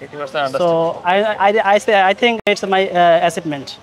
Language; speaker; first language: English; non-native, learner; Bangla